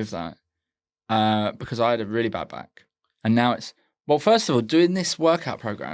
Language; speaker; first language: English; native; English